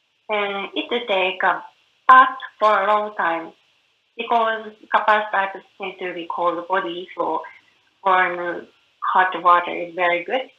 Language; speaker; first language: English; non-native, learner; Japanese